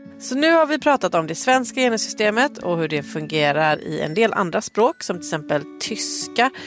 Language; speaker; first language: Swedish; native; Swedish